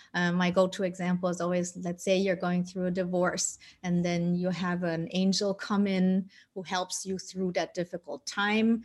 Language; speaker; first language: English; non-native, fluent; German